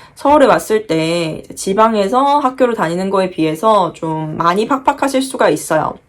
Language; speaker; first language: Korean; native; Korean